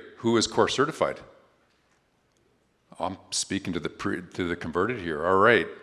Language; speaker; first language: English; native; English